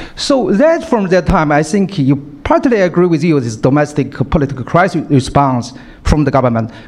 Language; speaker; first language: English; non-native, fluent; Chinese